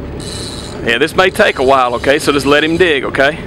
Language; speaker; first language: English; native; English